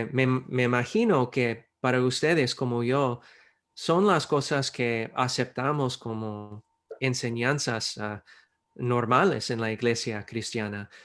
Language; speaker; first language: Spanish; non-native, fluent; English